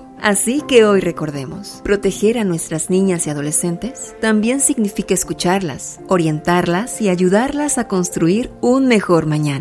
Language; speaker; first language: Spanish; native; Spanish